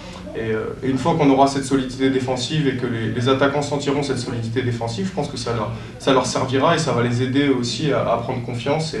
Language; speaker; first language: French; native; French